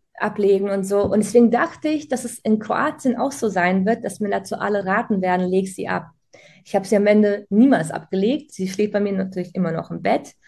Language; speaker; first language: German; early bilingual, other home language; Croatian